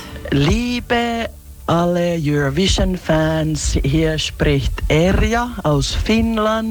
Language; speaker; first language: German; non-native, learner; Finnish